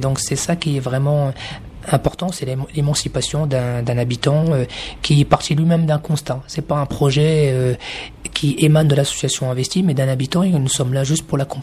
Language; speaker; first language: French; native; French